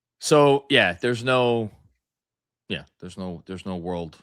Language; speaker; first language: English; native; English